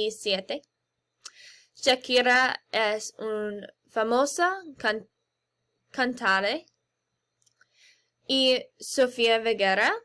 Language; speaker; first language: Spanish; non-native, learner; English